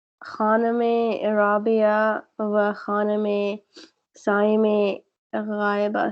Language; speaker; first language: Persian; non-native, learner; Urdu